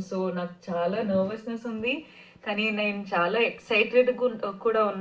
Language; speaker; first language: Telugu; non-native, fluent; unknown